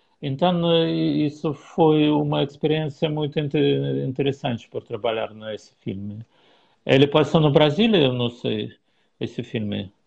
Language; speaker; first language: Portuguese; non-native, learner; Russian